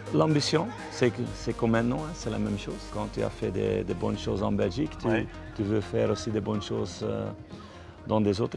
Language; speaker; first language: French; non-native, fluent; Dutch